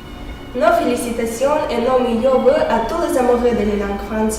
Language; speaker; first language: French; non-native, learner; Ukrainian